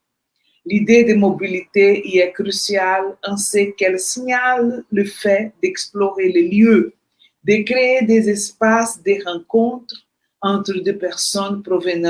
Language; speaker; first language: French; non-native, fluent; Portuguese